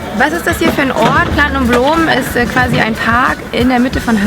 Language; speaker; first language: German; native; German